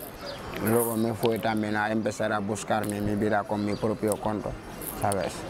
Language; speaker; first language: Spanish; non-native, fluent; Wolof